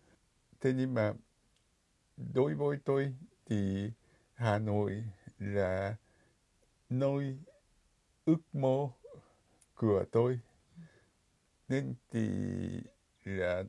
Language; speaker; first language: Vietnamese; non-native, fluent; Japanese